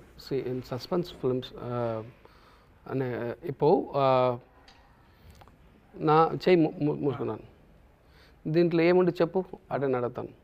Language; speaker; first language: Telugu; non-native, local second language; Tamil